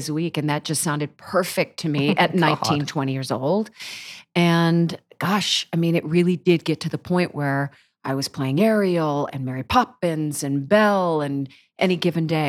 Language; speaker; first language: English; native; English